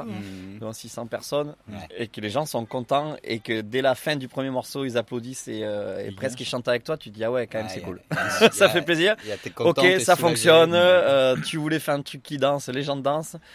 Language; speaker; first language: French; native; French